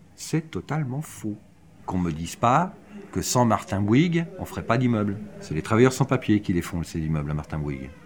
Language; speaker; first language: French; native; French